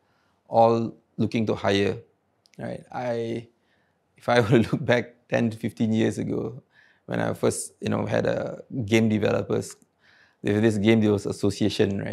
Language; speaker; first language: English; non-native, local second language; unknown